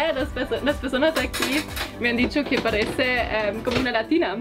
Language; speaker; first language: Spanish; non-native, learner; German